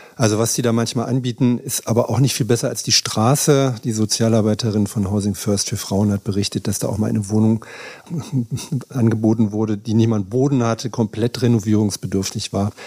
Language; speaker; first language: German; native; German